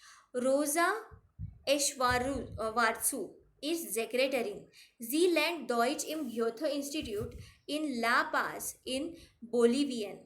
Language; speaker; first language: German; non-native, fluent; Marathi